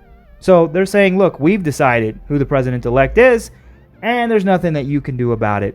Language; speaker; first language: English; native; English